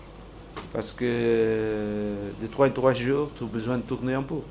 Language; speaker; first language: French; non-native, learner; Portuguese